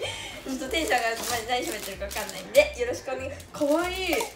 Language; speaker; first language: Japanese; native; Japanese